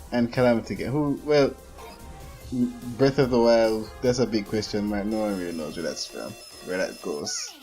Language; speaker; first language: English; native; English